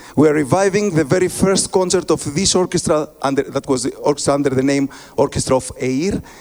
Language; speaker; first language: English; non-native, fluent; Greek